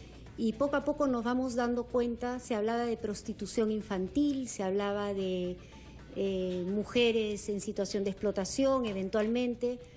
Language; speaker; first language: Spanish; native; Spanish